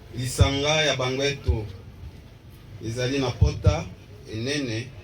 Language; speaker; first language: Lingala; non-native, local second language; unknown